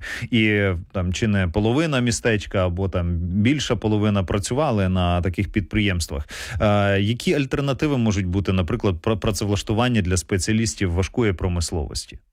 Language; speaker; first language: Ukrainian; native; Ukrainian